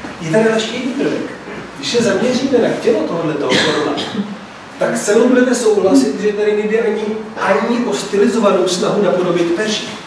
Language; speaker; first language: Czech; non-native, fluent; Italian